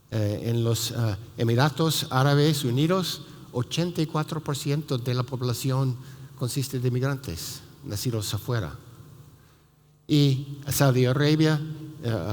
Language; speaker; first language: Spanish; non-native, fluent; English